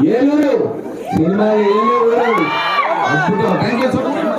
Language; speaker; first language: Telugu; native; Telugu